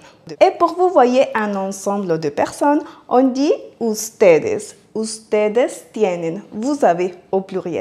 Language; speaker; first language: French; non-native, fluent; Spanish